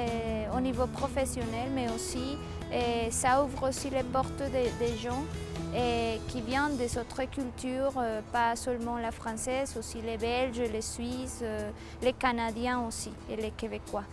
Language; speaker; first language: French; non-native, fluent; Spanish